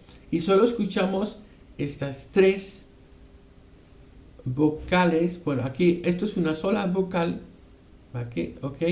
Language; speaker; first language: Spanish; non-native, fluent; French